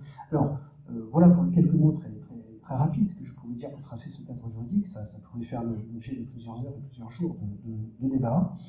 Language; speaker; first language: French; native; French